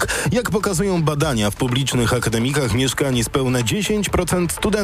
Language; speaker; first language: Polish; native; Polish